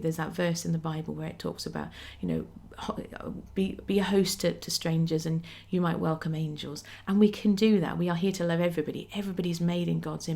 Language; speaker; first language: English; native; English